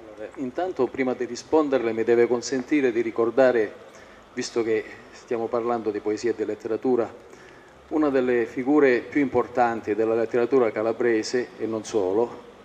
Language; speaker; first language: Italian; non-native, local second language; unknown